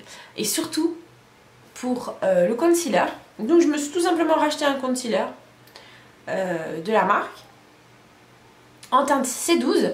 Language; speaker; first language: French; native; French